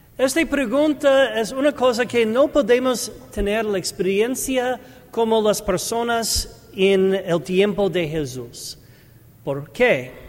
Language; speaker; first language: Spanish; non-native, learner; English